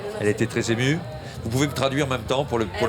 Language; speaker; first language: French; native; French